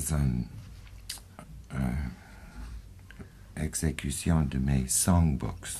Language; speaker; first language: French; non-native, fluent; English